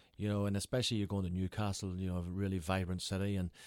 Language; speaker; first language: English; native; English